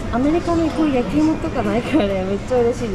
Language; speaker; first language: Japanese; native; Japanese